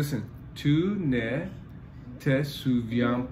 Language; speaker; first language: French; non-native, learner; Filipino